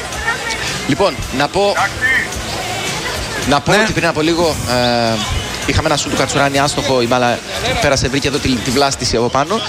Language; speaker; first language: Greek; native; Greek